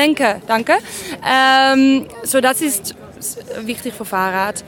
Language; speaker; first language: German; non-native, learner; Dutch